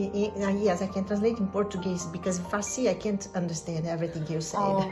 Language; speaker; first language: English; non-native, learner; Portuguese